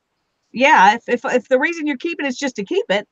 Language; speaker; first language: English; native; English